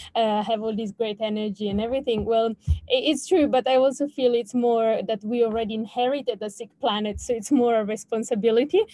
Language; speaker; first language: English; non-native, fluent; Italian